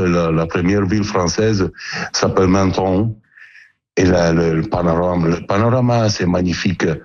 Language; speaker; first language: French; non-native, learner; Italian